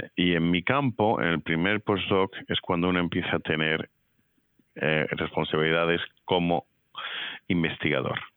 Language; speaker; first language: Spanish; native; Spanish